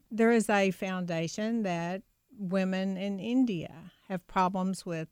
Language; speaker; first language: English; native; English